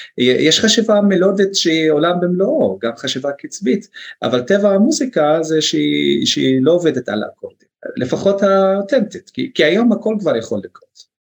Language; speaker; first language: Hebrew; non-native, local second language; Arabic